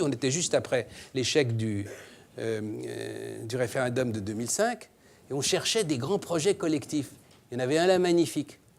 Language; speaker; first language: French; native; French